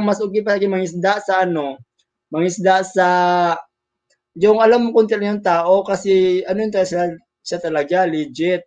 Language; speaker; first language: Filipino; non-native, local second language; Cebuano